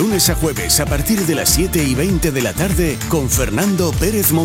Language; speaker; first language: Spanish; native; Spanish